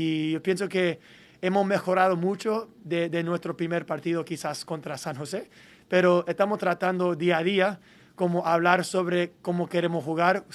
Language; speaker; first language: Spanish; non-native, fluent; English